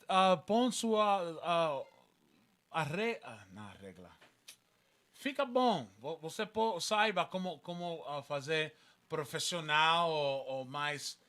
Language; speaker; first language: Portuguese; non-native, learner; Spanish